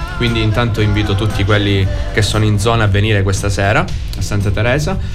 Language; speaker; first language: Italian; native; Italian